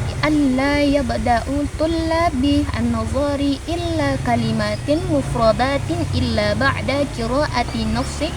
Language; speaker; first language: Arabic; non-native, learner; Indonesian